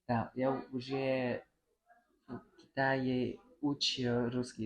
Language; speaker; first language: Russian; non-native, learner; Chinese